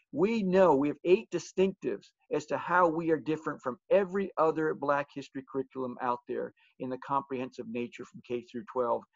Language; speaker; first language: English; native; English